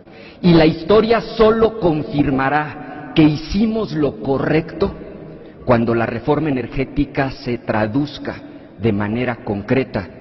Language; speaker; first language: Spanish; native; Spanish